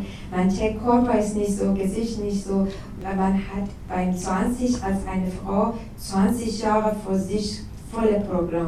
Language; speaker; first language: German; non-native, learner; Persian